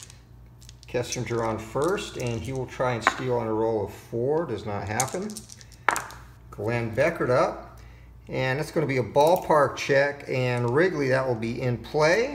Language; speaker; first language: English; native; English